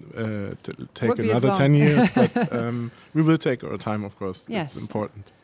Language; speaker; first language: English; non-native, fluent; Spanish